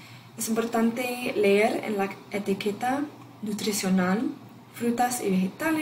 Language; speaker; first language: Spanish; non-native, learner; English